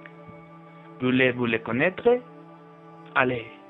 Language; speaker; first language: French; non-native, learner; Spanish